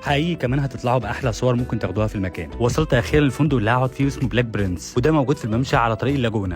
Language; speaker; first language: Arabic; native; Arabic